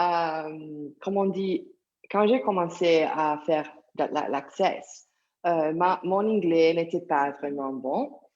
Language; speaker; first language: French; non-native, learner; Italian